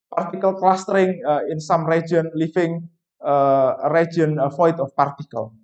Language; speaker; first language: English; non-native, fluent; Indonesian